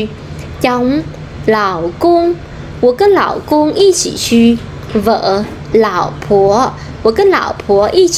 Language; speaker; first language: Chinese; non-native, fluent; Vietnamese